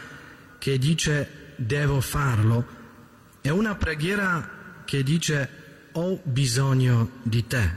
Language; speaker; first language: Italian; native; Italian